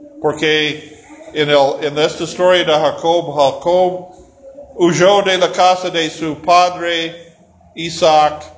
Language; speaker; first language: Spanish; non-native, learner; English